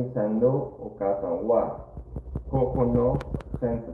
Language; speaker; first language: Japanese; non-native, learner; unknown